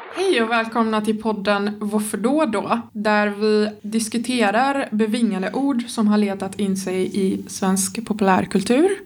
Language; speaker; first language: Swedish; non-native, fluent; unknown